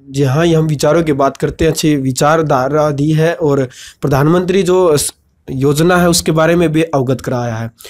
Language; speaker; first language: Hindi; native; Hindi